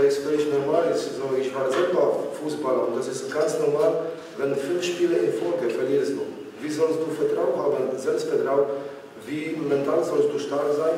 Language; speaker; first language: German; non-native, learner; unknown